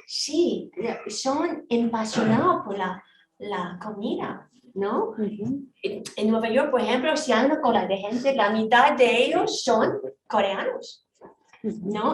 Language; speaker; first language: Spanish; non-native, fluent; Korean